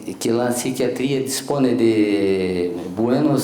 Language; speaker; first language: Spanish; non-native, fluent; Portuguese